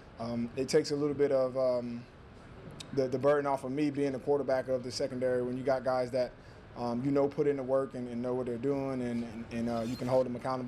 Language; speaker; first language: English; native; English